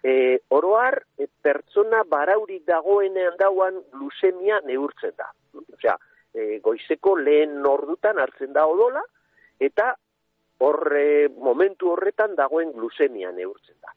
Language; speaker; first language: Basque; native; Basque